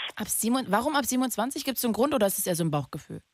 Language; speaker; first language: German; native; German